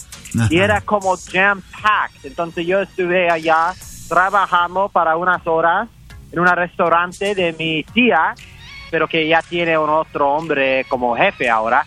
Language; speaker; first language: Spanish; early bilingual, heritage; English